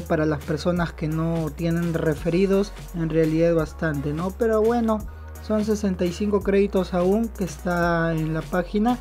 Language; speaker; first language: Spanish; native; Spanish